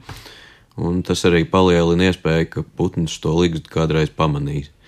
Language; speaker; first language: Latvian; native; Latvian